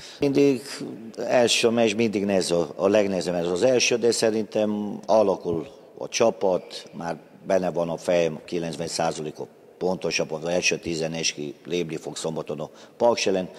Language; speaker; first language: Hungarian; non-native, learner; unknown